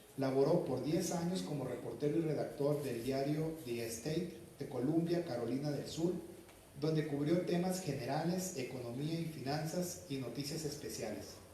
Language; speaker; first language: Spanish; native; Spanish